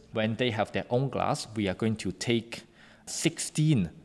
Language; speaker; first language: English; non-native, local second language; Cantonese